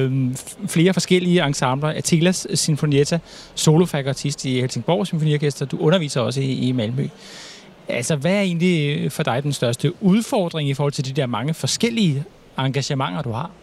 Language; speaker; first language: Danish; native; Danish